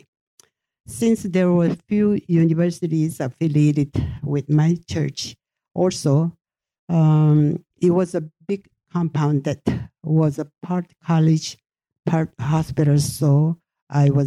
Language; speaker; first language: English; non-native, fluent; Japanese